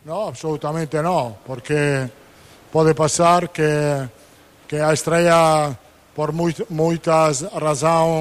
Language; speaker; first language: Portuguese; non-native, learner; Italian